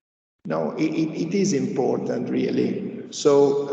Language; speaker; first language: English; non-native, fluent; Italian